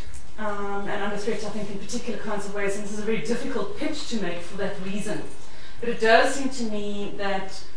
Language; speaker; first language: English; native; English